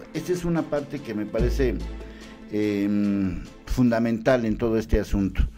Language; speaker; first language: Spanish; native; Spanish